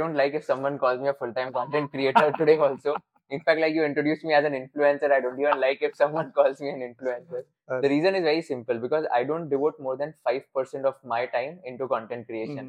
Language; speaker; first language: English; non-native, local second language; Hindi